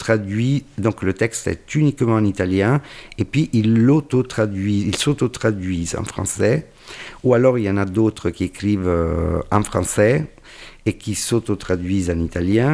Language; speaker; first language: French; non-native, fluent; Italian